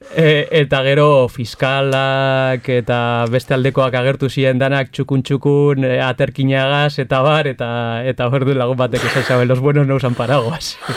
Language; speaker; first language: Basque; non-native, local second language; Spanish